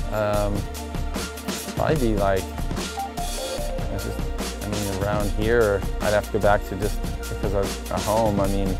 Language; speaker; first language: English; native; English